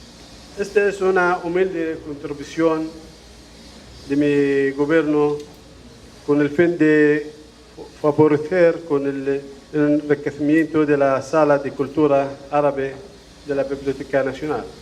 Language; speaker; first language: Spanish; non-native, fluent; Arabic